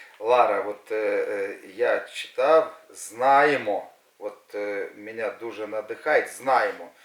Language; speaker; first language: Ukrainian; non-native, local second language; Russian